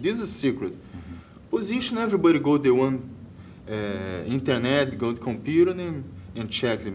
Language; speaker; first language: English; non-native, learner; Portuguese